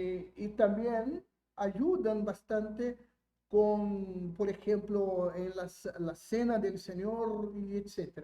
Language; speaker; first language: Spanish; non-native, fluent; Portuguese